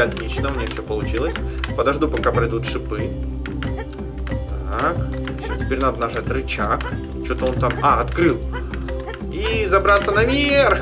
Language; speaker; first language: Russian; native; Russian